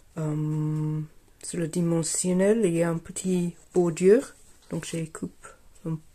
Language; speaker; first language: French; non-native, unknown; English